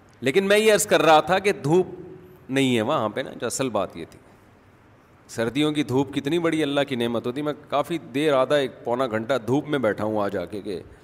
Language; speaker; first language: Urdu; native; Urdu